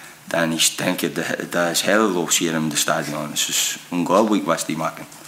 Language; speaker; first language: German; non-native, fluent; English